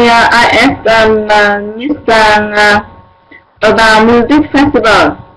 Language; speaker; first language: English; non-native, learner; Vietnamese